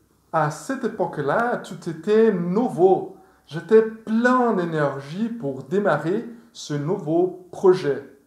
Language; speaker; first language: French; non-native, fluent; Portuguese